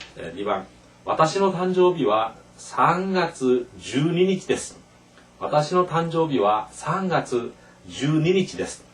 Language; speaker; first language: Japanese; non-native, fluent; Korean